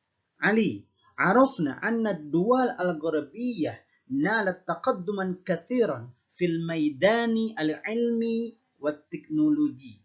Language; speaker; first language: Arabic; non-native, fluent; Indonesian